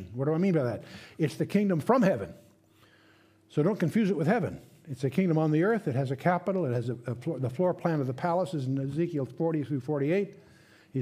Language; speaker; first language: English; native; English